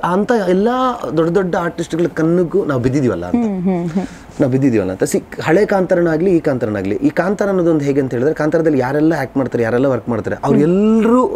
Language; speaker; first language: Kannada; non-native, local second language; Tulu